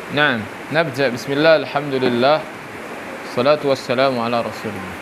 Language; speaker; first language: Arabic; non-native, fluent; Indonesian